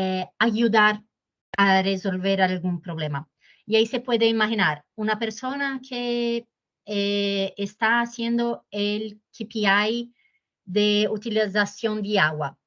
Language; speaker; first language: Spanish; non-native, fluent; Portuguese